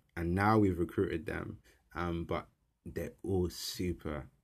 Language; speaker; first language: English; native; English